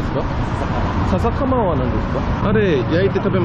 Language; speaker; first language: Japanese; non-native, learner; Korean